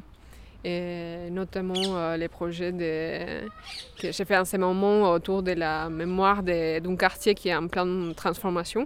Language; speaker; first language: French; non-native, fluent; Spanish